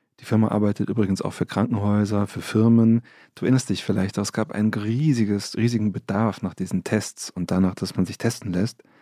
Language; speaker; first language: German; native; German